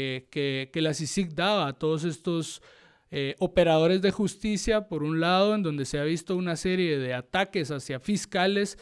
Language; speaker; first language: Spanish; native; Spanish